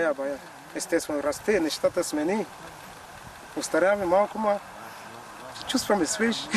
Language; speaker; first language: Bulgarian; non-native, learner; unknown